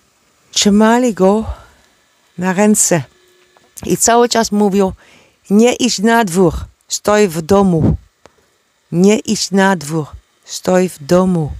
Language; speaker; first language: Polish; non-native, learner; Dutch